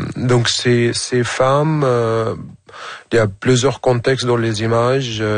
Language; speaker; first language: French; non-native, fluent; Arabic